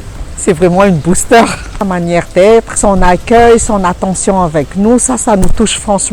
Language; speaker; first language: French; non-native, local second language; Malagasy